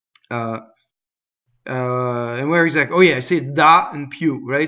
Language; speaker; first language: English; native; English